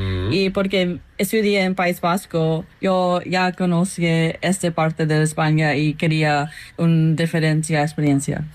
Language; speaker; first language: Spanish; non-native, learner; English